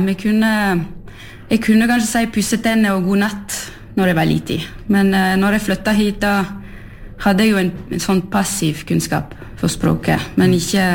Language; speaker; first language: Norwegian; non-native, fluent; French